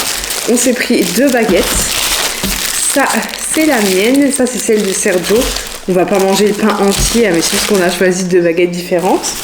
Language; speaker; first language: French; native; French